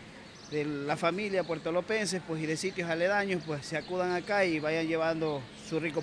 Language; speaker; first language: Spanish; native; Spanish